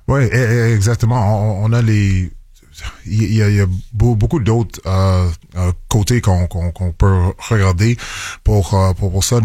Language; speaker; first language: French; non-native, local second language; English